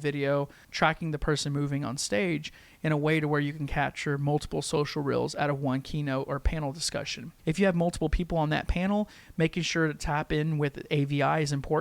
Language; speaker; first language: English; native; English